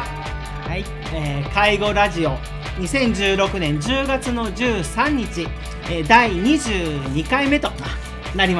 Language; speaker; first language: Japanese; native; Japanese